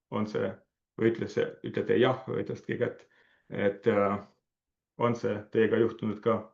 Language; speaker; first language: Estonian; non-native, fluent; French